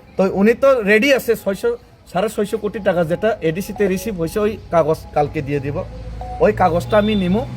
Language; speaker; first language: Bangla; non-native, local second language; Kok Borok